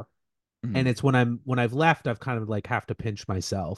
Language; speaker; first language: English; native; English